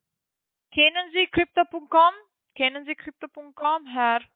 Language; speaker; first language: German; non-native, learner; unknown